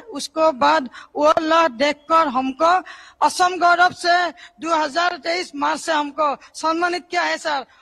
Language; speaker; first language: Hindi; non-native, local second language; Assamese